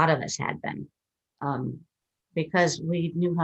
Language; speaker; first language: English; native; English